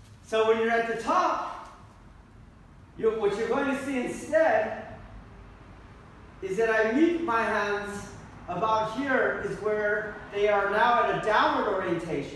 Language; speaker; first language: English; native; English